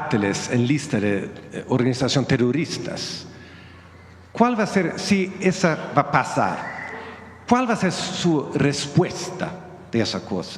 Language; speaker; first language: Spanish; non-native, learner; Swedish